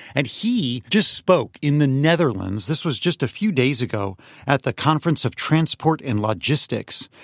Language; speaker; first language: English; native; English